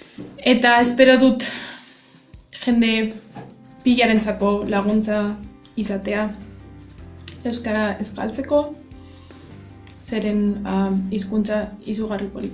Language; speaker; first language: Basque; non-native, local second language; Spanish